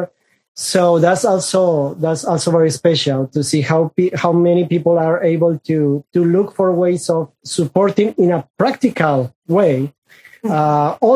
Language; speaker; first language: English; non-native, fluent; Spanish